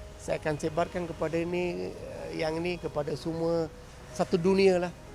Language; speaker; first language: Malay; non-native, local second language; Tamil